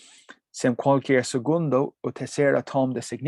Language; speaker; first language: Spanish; non-native, learner; English